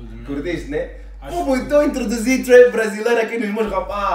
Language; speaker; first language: Portuguese; native; Portuguese